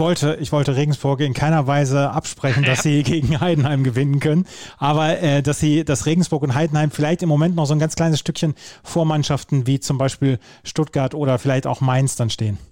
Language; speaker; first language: German; native; German